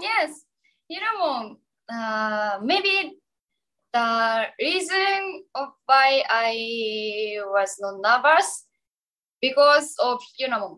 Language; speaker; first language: English; non-native, learner; Japanese